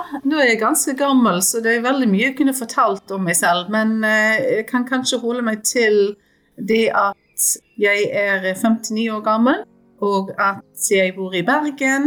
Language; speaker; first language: Norwegian; non-native, fluent; English